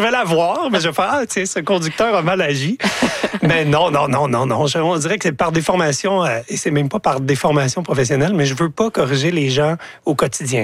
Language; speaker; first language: French; native; French